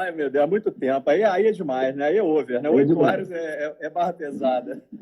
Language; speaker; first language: Portuguese; native; Portuguese